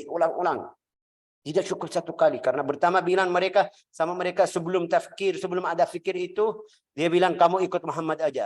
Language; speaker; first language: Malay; non-native, fluent; Arabic